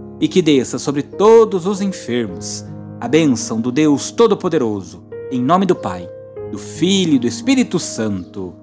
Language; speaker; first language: Portuguese; native; Portuguese